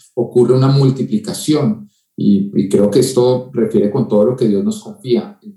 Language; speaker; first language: Spanish; native; Spanish